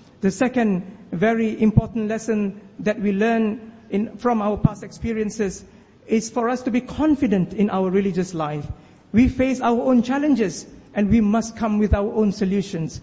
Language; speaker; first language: English; non-native, local second language; Malay